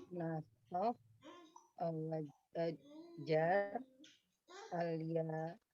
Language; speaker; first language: Arabic; non-native, learner; Indonesian